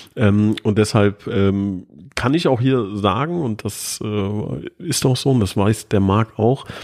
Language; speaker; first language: German; native; German